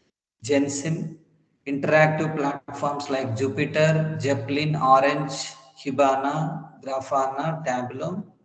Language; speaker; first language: English; non-native, local second language; Telugu